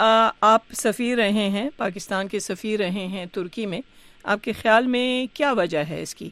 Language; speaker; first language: Urdu; native; Urdu